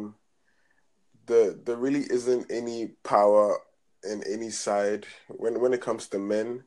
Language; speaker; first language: English; non-native, local second language; Akan